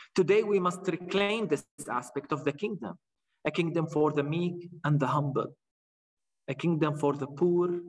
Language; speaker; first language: English; non-native, fluent; Arabic